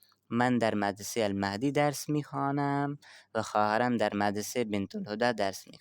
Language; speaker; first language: Persian; non-native, fluent; Urdu